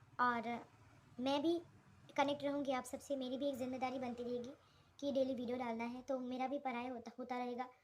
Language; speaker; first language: Hindi; non-native, local second language; Assamese